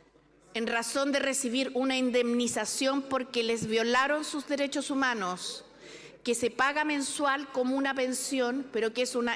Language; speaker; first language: Spanish; native; Spanish